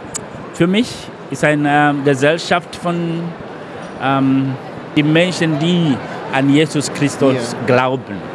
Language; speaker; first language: German; non-native, fluent; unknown